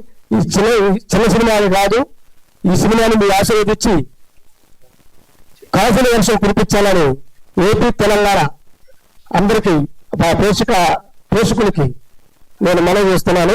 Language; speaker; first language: Telugu; native; Telugu